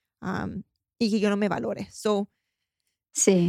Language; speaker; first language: Spanish; early bilingual, heritage; Spanish